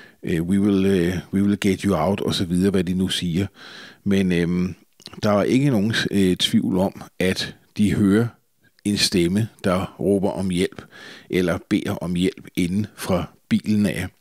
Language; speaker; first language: Danish; native; Danish